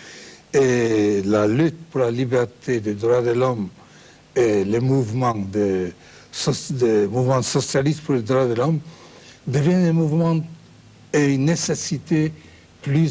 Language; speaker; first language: French; non-native, fluent; Czech